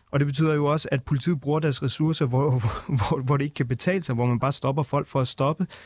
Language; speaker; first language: Danish; early bilingual, other home language; Punjabi